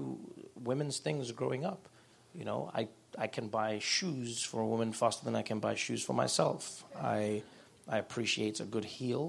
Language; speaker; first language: English; native; English